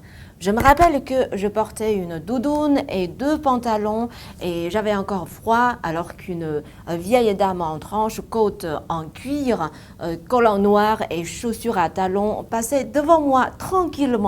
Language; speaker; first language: French; non-native, fluent; Chinese